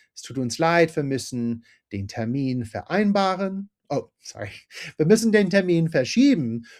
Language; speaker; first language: German; non-native, fluent; English